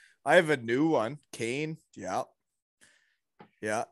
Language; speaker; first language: English; native; English